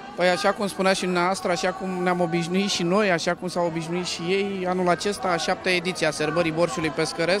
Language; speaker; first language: Romanian; native; Romanian